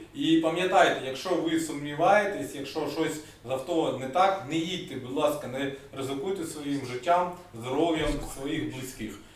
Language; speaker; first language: Ukrainian; non-native, local second language; Russian